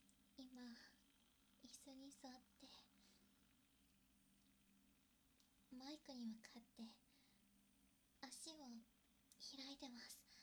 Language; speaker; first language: Japanese; native; Japanese